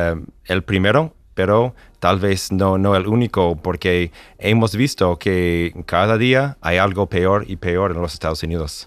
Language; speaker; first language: Spanish; non-native, fluent; English